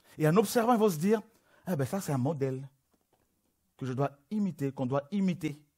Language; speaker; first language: French; non-native, local second language; Lingala